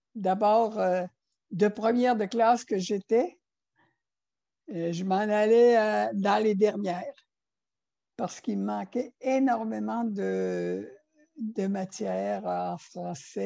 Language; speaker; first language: French; non-native, local second language; Innu-aimun